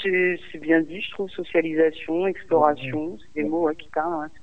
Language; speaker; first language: French; native; French